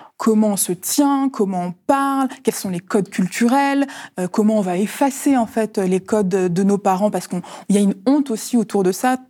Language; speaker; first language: French; early bilingual, other home language; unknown